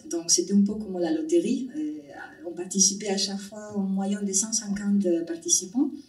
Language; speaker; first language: French; non-native, fluent; Spanish